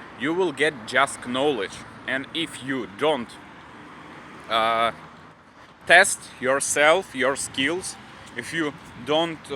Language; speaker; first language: English; non-native, learner; Russian